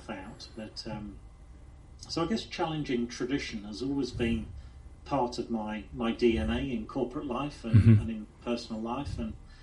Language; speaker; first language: English; native; English